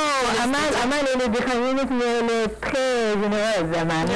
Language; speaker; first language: French; non-native, learner; Arabic